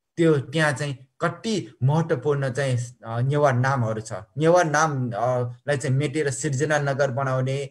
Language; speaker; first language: Nepali; non-native, local second language; Newari